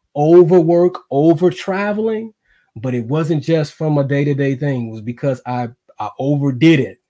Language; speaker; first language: English; native; English